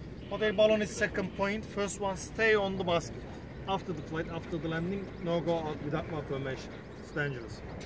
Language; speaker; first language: English; non-native, learner; Turkish